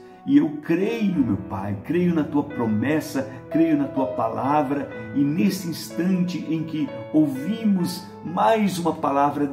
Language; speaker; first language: Portuguese; native; Portuguese